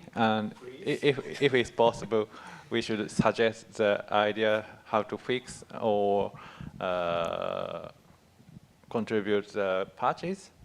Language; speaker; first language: English; non-native, fluent; Japanese